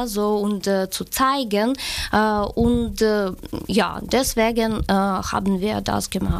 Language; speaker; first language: German; non-native, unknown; Ukrainian